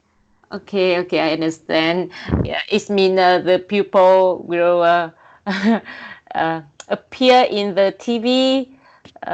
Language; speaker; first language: English; non-native, learner; Vietnamese